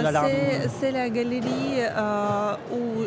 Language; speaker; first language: French; non-native, learner; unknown